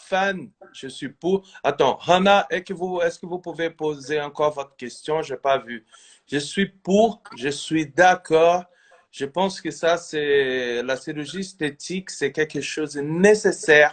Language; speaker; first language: French; non-native, fluent; Portuguese